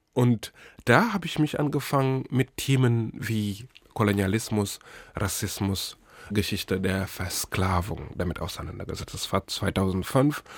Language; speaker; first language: German; non-native, fluent; Wolof